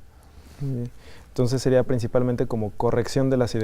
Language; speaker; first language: Spanish; native; Spanish